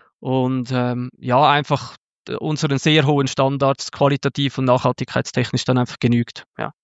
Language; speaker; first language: German; native; German